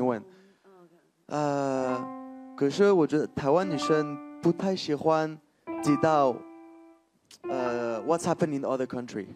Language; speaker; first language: Chinese; non-native, learner; French